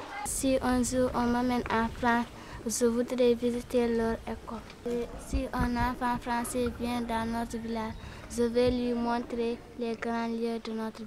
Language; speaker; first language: French; non-native, local second language; Fula